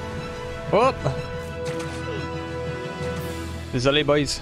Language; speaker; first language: French; native; French